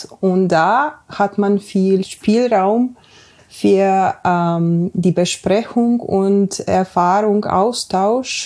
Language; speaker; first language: German; non-native, fluent; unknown